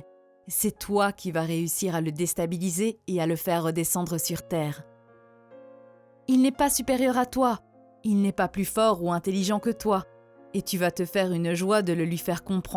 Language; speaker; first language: French; native; French